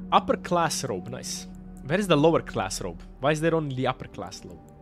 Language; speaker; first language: English; non-native, fluent; Croatian